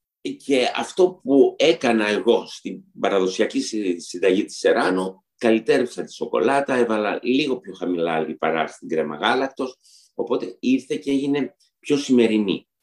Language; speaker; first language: Greek; early bilingual, heritage; Greek